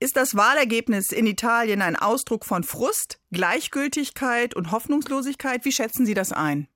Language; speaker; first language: German; native; German